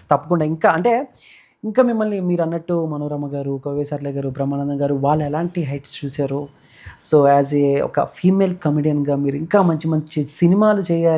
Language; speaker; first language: Telugu; native; Telugu